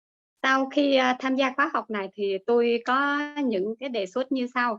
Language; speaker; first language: Vietnamese; native; Vietnamese